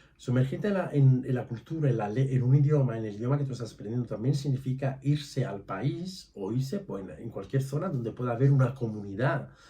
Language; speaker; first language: Spanish; non-native, fluent; Italian